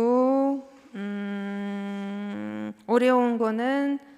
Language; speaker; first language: Korean; non-native, learner; Russian